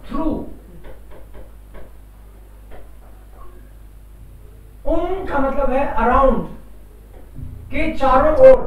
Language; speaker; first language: Hindi; native; Hindi